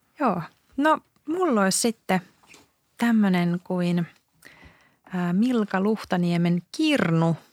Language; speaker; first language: Finnish; native; Finnish